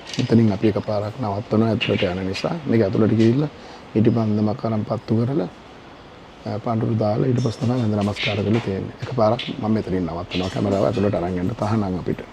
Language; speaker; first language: Sinhala; native; Sinhala